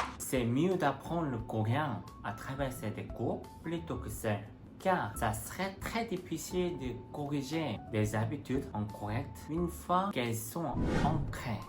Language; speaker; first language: French; non-native, fluent; Korean